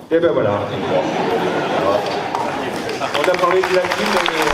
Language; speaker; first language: French; native; French